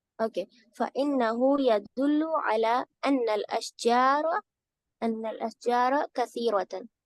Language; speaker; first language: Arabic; non-native, learner; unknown